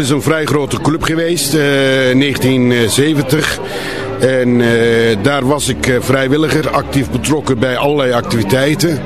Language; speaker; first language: Dutch; non-native, fluent; Turkish